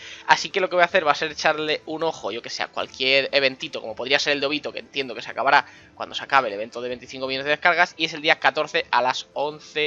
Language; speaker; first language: Spanish; native; Spanish